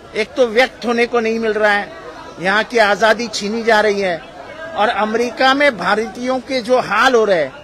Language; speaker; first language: Hindi; non-native, local second language; Marathi